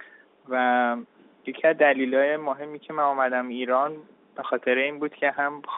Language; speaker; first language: Persian; early bilingual, heritage; Persian